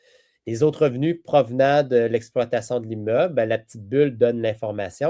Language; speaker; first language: French; native; French